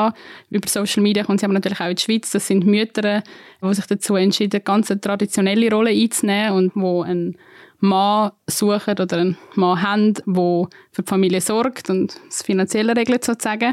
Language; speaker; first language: German; native; German